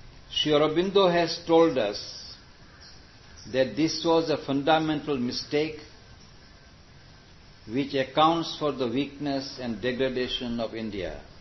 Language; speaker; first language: English; non-native, local second language; Gujarati